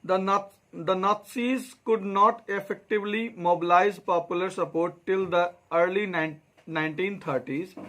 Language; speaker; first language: English; non-native, local second language; Hindi